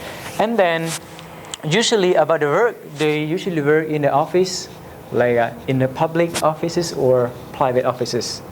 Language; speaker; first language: English; non-native, learner; Lao